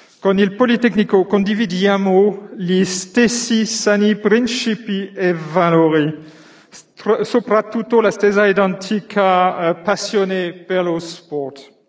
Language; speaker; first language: Italian; non-native, learner; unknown